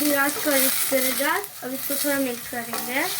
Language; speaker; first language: Turkish; non-native, learner; Hindi